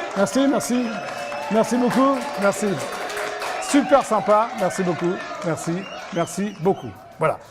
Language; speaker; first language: French; native; French